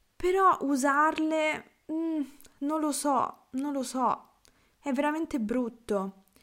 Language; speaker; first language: Italian; native; Italian